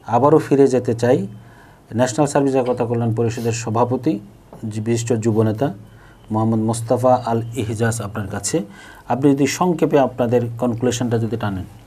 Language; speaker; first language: Bangla; native; Bangla